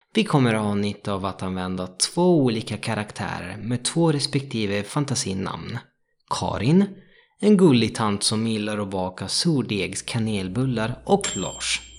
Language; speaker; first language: Swedish; non-native, fluent; Italian